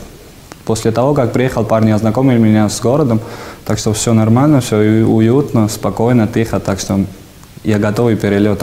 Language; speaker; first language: Russian; non-native, fluent; Georgian